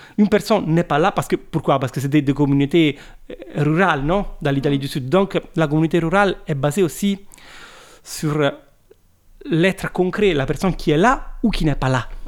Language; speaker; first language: French; non-native, fluent; Italian